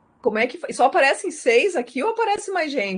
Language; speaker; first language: Portuguese; native; Portuguese